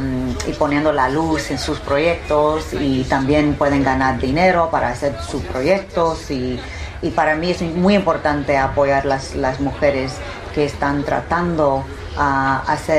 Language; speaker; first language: Spanish; early bilingual, heritage; Spanish